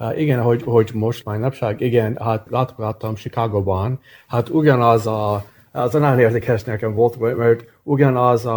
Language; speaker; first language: Hungarian; early bilingual, heritage; English